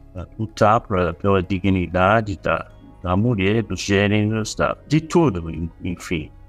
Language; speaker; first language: Portuguese; non-native, fluent; English